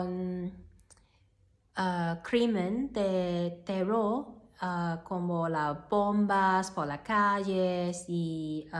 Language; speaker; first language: Spanish; non-native, learner; Cantonese